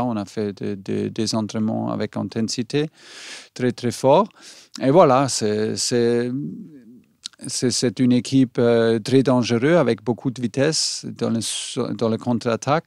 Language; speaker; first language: French; non-native, learner; German